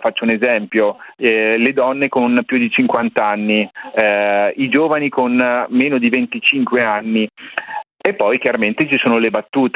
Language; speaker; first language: Italian; native; Italian